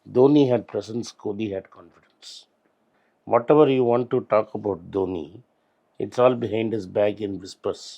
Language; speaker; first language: English; non-native, local second language; Tamil